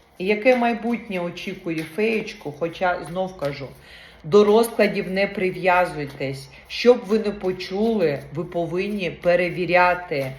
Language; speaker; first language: Ukrainian; non-native, local second language; Russian